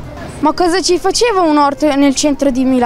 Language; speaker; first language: Italian; native; Italian